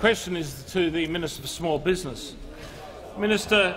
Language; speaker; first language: English; native; English